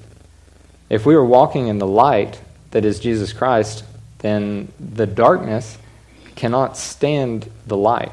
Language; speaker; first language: English; native; English